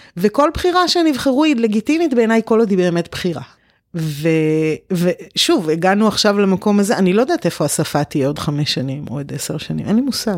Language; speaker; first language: Hebrew; early bilingual, other home language; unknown